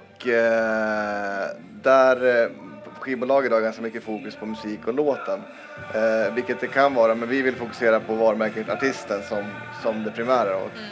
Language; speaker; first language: Swedish; native; Swedish